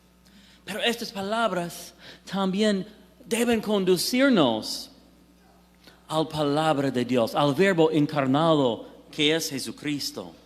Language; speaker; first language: Spanish; non-native, fluent; English